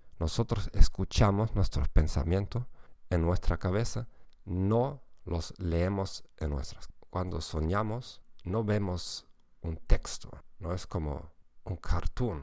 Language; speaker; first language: Spanish; non-native, fluent; German